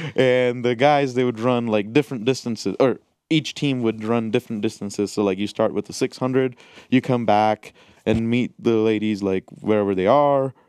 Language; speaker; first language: English; non-native, local second language; Gujarati